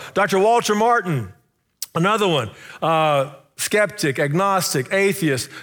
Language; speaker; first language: English; native; English